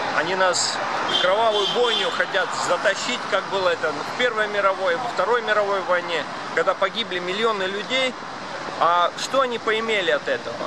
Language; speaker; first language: Russian; non-native, local second language; Latvian